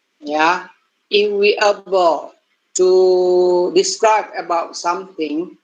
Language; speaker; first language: English; non-native, learner; Indonesian